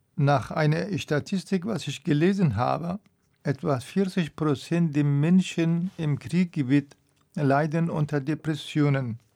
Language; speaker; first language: German; non-native, fluent; Persian